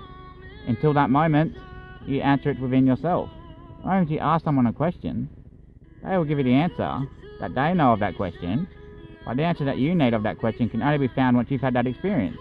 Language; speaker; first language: English; native; English